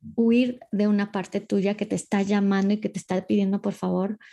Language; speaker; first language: Spanish; early bilingual, heritage; Spanish